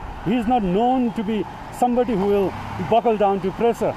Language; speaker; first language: English; non-native, local second language; Nepali